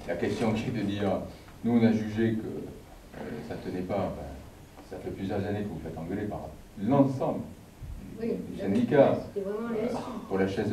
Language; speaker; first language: French; native; French